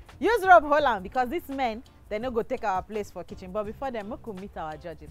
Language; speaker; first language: Nigerian Pidgin; native; Nigerian Pidgin